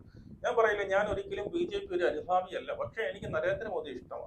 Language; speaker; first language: Malayalam; native; Malayalam